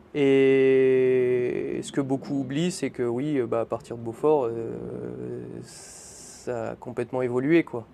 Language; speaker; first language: French; native; French